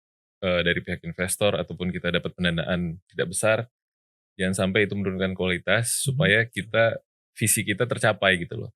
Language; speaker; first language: Indonesian; native; Indonesian